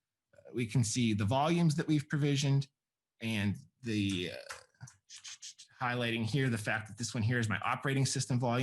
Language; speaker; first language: English; native; English